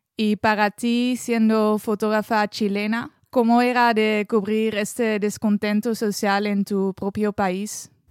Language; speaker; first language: Spanish; non-native, fluent; French